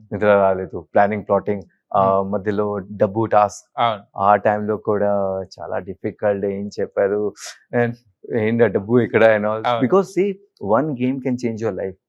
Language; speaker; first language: Telugu; non-native, learner; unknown